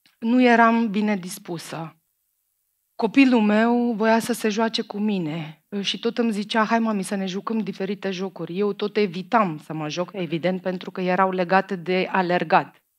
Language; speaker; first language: Romanian; non-native, fluent; Macedonian